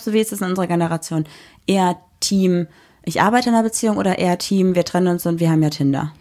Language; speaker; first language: German; native; German